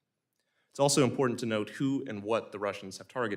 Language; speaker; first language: English; native; English